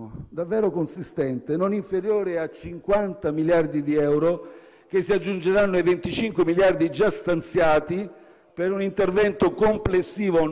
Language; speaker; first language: Italian; native; Italian